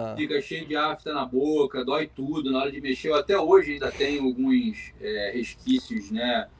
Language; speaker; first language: Portuguese; native; Portuguese